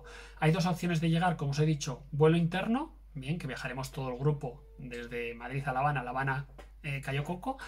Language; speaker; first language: Spanish; native; Spanish